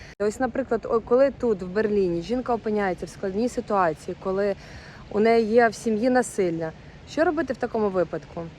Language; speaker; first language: Ukrainian; native; Ukrainian